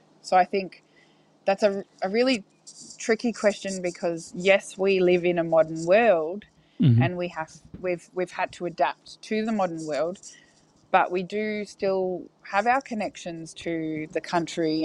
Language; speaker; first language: English; native; English